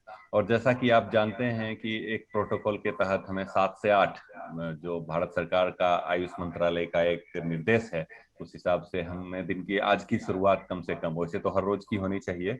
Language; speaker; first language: Hindi; native; Hindi